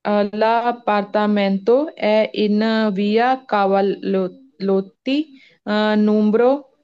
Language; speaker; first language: Italian; non-native, learner; Punjabi